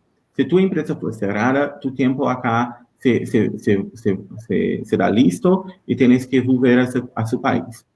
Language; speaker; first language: Spanish; non-native, learner; Portuguese